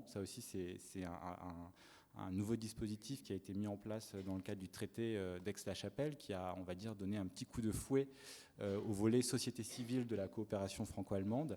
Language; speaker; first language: French; native; French